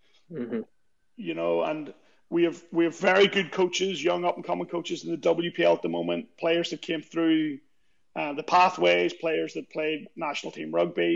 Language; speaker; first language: English; native; English